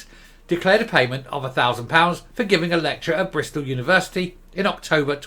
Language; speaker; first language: English; native; English